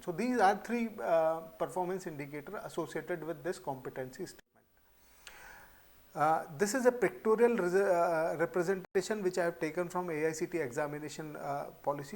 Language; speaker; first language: English; non-native, local second language; Hindi